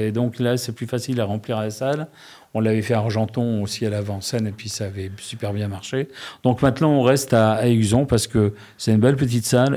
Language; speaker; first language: French; native; French